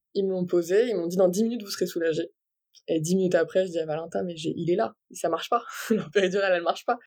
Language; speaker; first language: French; native; French